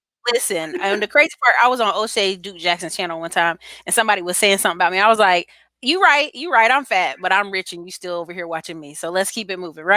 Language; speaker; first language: English; native; English